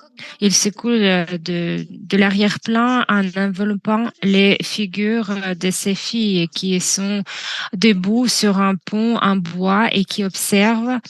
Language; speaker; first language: French; non-native, fluent; Russian